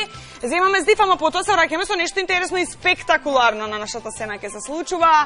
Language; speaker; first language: Macedonian; native; Macedonian